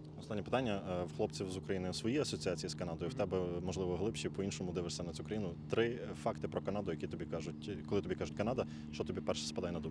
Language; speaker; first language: Ukrainian; native; Ukrainian